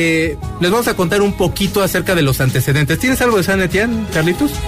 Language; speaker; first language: Spanish; native; Spanish